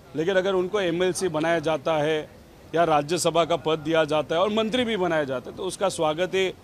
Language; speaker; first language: Hindi; non-native, local second language; Marathi